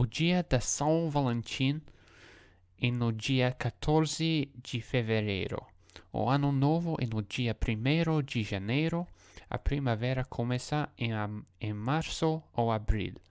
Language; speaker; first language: Portuguese; non-native, learner; English